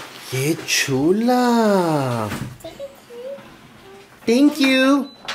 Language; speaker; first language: English; early bilingual, other home language; Spanish